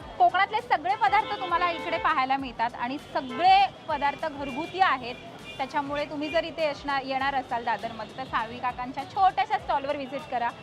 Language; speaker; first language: Marathi; native; Marathi